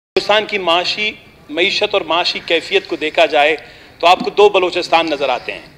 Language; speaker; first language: Urdu; non-native, local second language; Baluchi